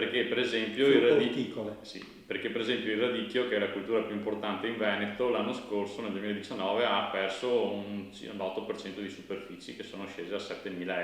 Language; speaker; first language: Italian; native; Italian